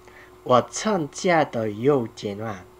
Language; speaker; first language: Chinese; non-native, learner; Korean